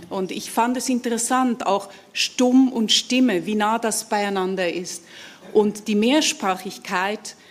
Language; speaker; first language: German; early bilingual, other home language; Hungarian